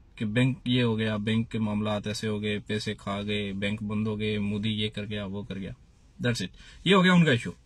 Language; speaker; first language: Urdu; non-native, local second language; Punjabi